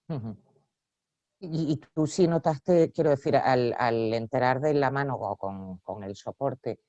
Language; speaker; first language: Spanish; native; Spanish